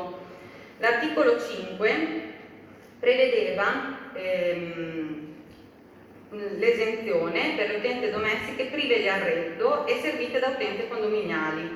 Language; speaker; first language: Italian; native; Italian